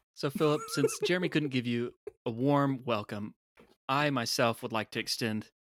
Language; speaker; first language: English; native; English